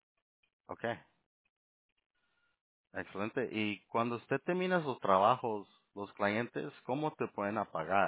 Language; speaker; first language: Spanish; early bilingual, heritage; Spanish